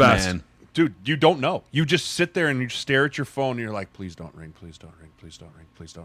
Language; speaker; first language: English; native; English